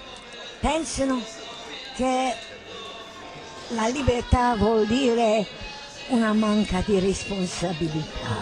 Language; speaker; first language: Italian; non-native, fluent; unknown